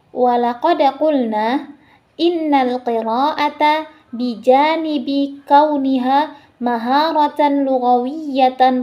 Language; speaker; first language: Arabic; non-native, learner; Indonesian